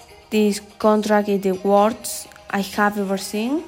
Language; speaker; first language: English; non-native, learner; Spanish